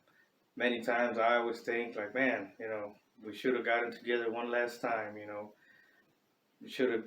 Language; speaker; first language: English; native; English